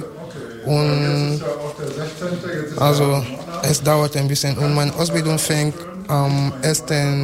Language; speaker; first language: German; non-native, fluent; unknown